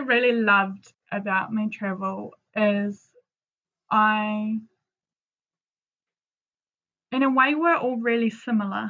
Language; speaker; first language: English; native; English